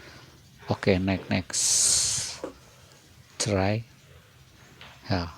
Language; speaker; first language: English; non-native, learner; Indonesian